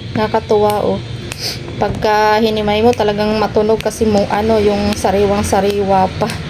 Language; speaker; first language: Filipino; non-native, local second language; Bikol